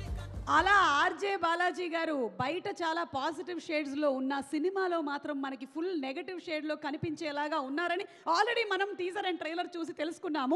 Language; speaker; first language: Telugu; native; Telugu